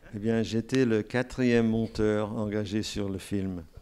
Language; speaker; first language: French; non-native, fluent; English